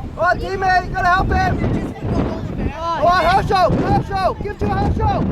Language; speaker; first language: English; native; English